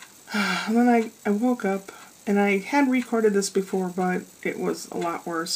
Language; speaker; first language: English; native; English